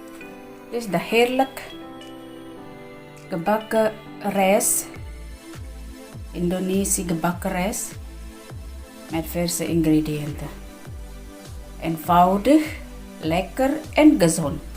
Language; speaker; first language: Dutch; non-native, learner; Indonesian